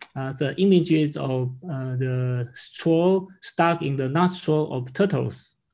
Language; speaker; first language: English; non-native, learner; Chinese